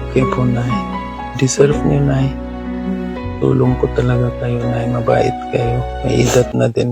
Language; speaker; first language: Filipino; non-native, learner; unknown